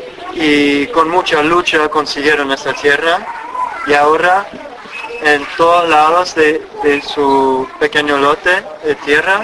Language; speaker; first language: Spanish; non-native, fluent; English